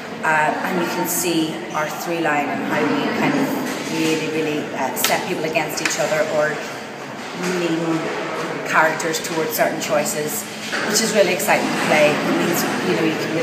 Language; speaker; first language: English; native; English